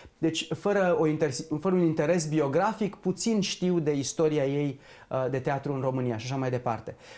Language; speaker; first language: Romanian; native; Romanian